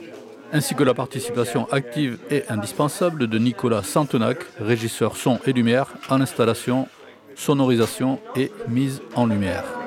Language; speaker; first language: French; native; French